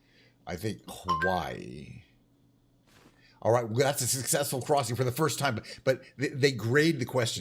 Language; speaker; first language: English; native; English